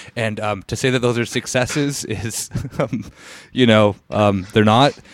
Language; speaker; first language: English; native; English